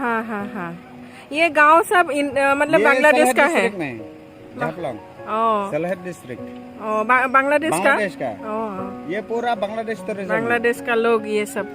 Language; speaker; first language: Hindi; non-native, local second language; Assamese